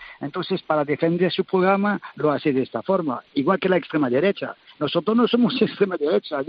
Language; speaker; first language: Spanish; non-native, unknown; French